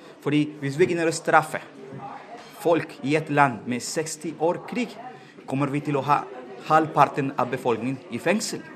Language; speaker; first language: Norwegian; non-native, fluent; Spanish